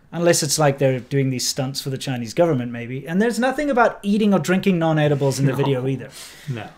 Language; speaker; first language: English; native; English